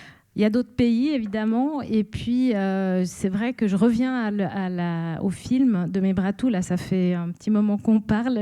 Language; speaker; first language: French; native; French